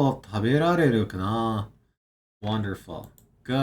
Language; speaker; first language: Japanese; non-native, learner; English